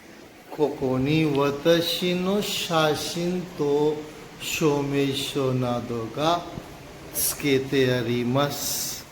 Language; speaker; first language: Japanese; non-native, fluent; Urdu